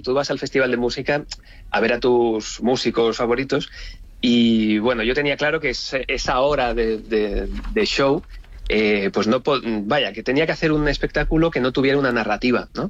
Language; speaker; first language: Spanish; native; Spanish